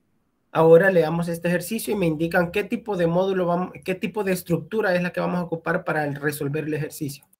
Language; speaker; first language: Spanish; native; Spanish